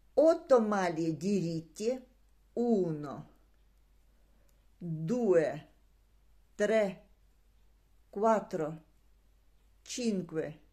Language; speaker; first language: Italian; non-native, learner; Russian